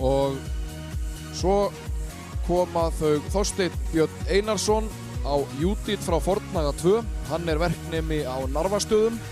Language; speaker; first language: Icelandic; native; Icelandic